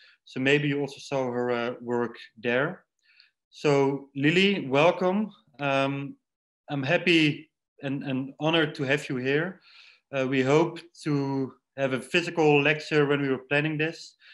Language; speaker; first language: English; non-native, fluent; Dutch